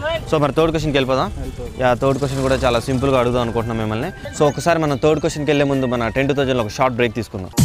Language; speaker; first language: Telugu; native; Telugu